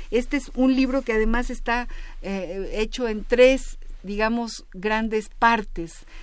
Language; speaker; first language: Spanish; native; Spanish